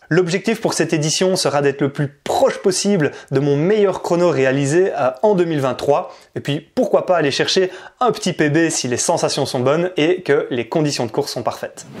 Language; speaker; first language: French; native; French